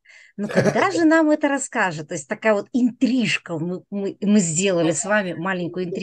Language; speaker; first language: Russian; native; Russian